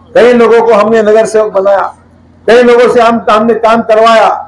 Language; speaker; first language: Hindi; non-native, local second language; Marathi